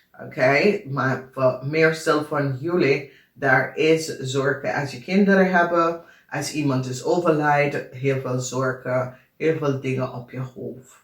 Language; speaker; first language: Dutch; non-native, learner; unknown